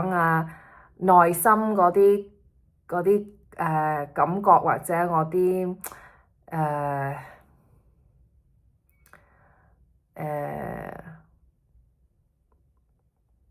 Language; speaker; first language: Cantonese; early bilingual, heritage; Cantonese